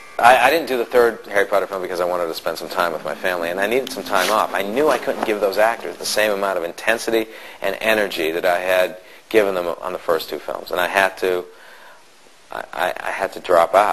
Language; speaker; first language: English; native; English